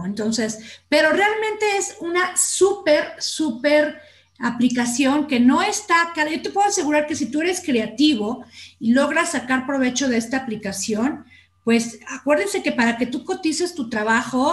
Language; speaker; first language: Spanish; native; Spanish